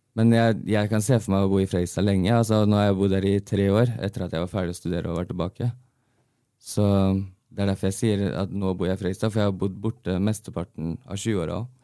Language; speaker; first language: Norwegian; early bilingual, heritage; Norwegian